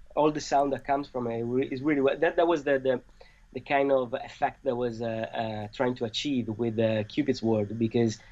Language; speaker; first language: English; non-native, fluent; Italian